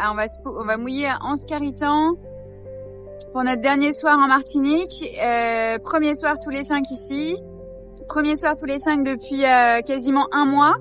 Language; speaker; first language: French; native; French